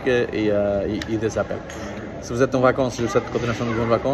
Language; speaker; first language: French; non-native, learner; Portuguese